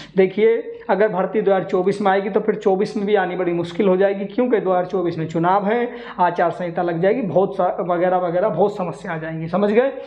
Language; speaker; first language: Hindi; native; Hindi